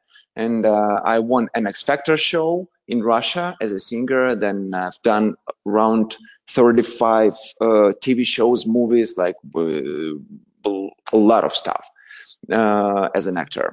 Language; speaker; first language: English; non-native, fluent; Russian